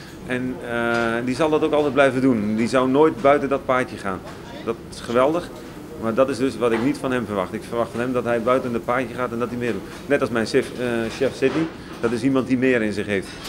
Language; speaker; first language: Dutch; native; Dutch